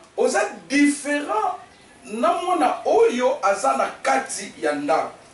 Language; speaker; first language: Lingala; native; Lingala